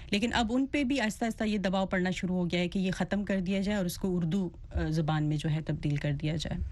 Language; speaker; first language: Urdu; non-native, local second language; Pashto